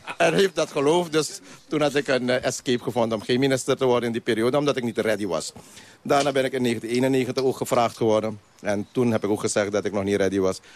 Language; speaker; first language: Dutch; non-native, local second language; Caribbean Hindustani